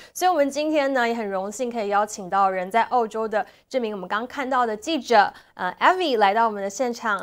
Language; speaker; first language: Chinese; native; Chinese